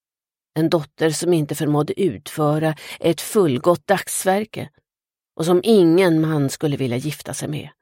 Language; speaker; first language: Swedish; native; Swedish